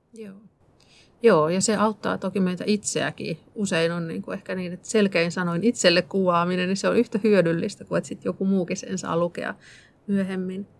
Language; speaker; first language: Finnish; native; Finnish